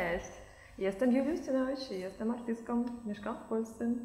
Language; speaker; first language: Polish; non-native, learner; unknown